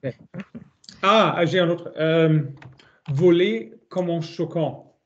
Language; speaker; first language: French; non-native, learner; German